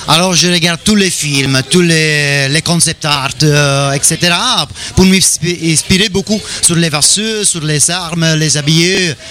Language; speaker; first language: French; non-native, learner; Italian